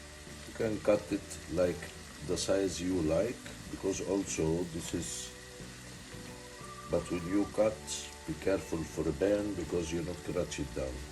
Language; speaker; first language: English; non-native, learner; Arabic